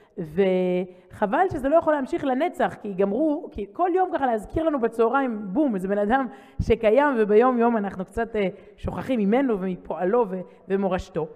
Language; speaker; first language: Hebrew; native; Hebrew